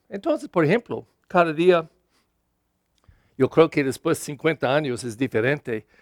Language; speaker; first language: Spanish; non-native, learner; English